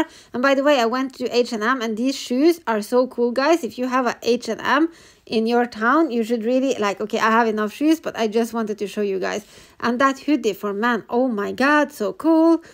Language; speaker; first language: English; non-native, fluent; Norwegian